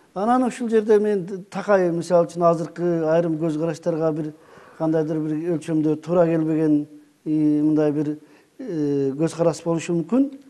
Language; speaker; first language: Kyrgyz; native; Kyrgyz